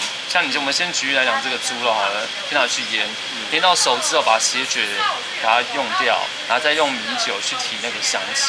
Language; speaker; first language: Chinese; native; Chinese